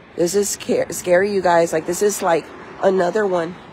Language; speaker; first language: English; early bilingual, other home language; Spanish